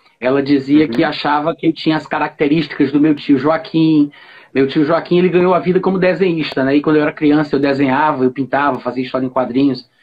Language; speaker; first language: Portuguese; native; Portuguese